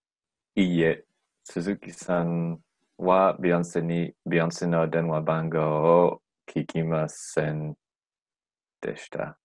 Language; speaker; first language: Japanese; non-native, learner; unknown